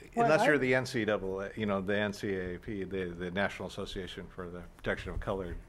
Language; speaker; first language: English; native; English